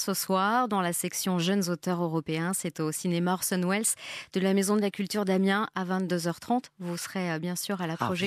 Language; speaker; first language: French; native; French